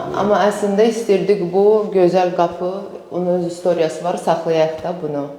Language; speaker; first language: Azerbaijani; early bilingual, heritage; Azerbaijani